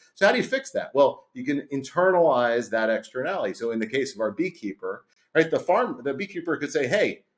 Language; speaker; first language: English; native; English